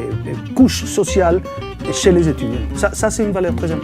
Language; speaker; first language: French; non-native, fluent; Spanish